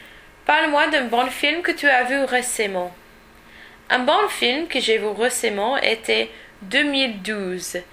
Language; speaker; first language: French; non-native, learner; English